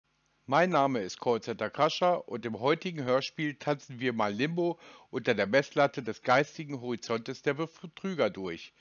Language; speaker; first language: German; native; German